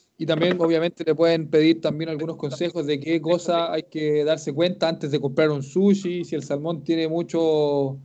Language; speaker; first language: Spanish; native; Spanish